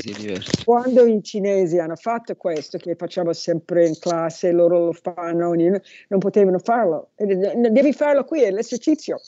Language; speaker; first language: Italian; non-native, learner; English